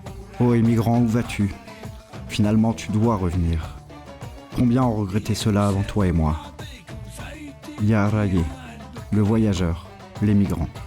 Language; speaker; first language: French; native; French